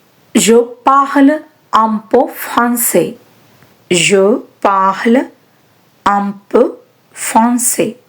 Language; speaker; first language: French; non-native, fluent; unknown